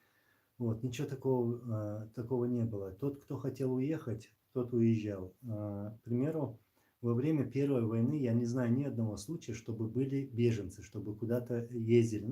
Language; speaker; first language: Russian; non-native, local second language; Chechen